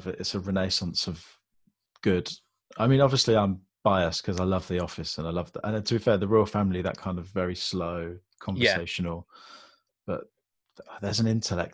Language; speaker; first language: English; native; English